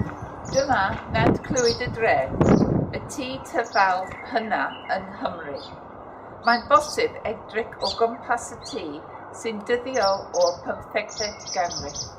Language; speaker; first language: Welsh; non-native, learner; English